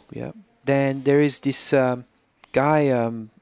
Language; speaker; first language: English; non-native, fluent; French